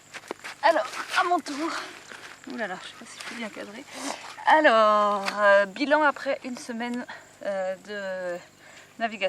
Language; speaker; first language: French; native; French